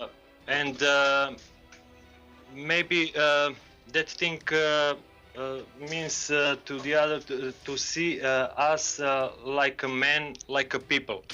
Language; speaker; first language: English; non-native, learner; Serbian